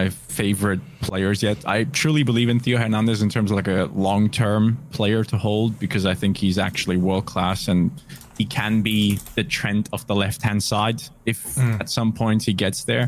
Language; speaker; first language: English; non-native, fluent; German